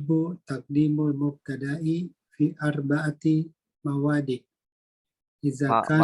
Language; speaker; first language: Arabic; non-native, learner; Indonesian